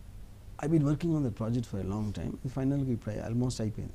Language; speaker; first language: Telugu; native; Telugu